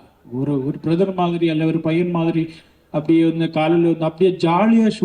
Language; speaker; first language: Tamil; non-native, learner; Malayalam